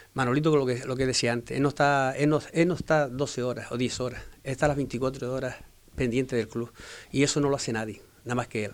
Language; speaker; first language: Spanish; native; Spanish